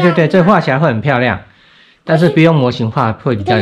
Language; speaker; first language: Chinese; native; Chinese